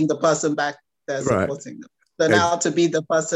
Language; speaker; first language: English; non-native, local second language; Igbo